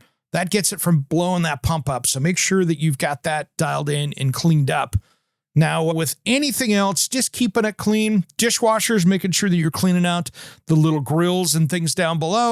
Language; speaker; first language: English; native; English